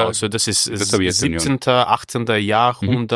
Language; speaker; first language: German; non-native, fluent; Russian